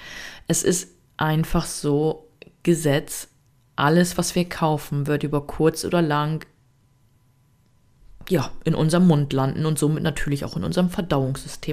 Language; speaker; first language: German; native; German